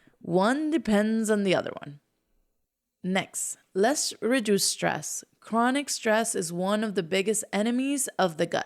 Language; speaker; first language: English; non-native, fluent; Spanish